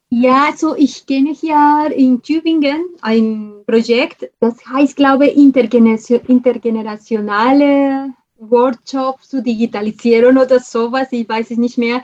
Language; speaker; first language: German; non-native, fluent; Spanish